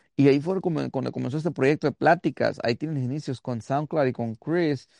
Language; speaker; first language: Spanish; early bilingual, heritage; Spanish